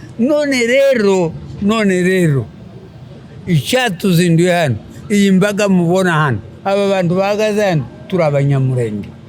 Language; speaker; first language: Kinyarwanda; native; Kinyarwanda